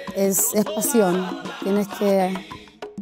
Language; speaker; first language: Spanish; native; Spanish